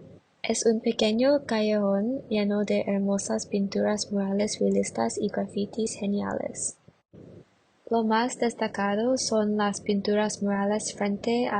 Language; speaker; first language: Spanish; non-native, learner; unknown